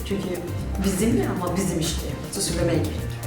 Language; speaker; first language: Turkish; non-native, fluent; Portuguese